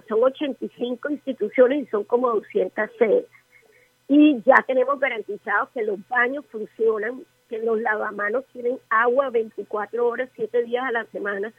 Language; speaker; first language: Spanish; native; Spanish